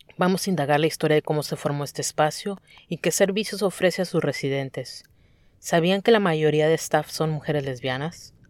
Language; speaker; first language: Spanish; native; Spanish